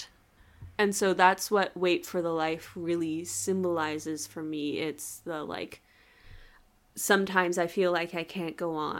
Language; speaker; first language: English; native; English